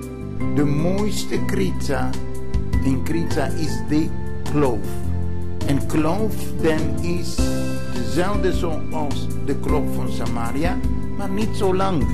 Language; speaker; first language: Dutch; non-native, fluent; Greek